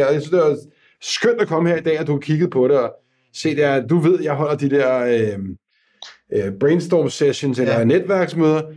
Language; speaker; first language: Danish; native; Danish